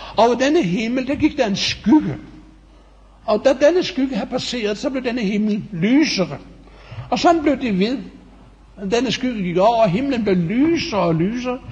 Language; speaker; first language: Danish; native; Danish